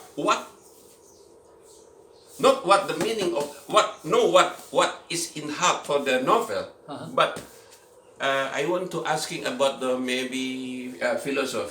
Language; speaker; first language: English; non-native, learner; Indonesian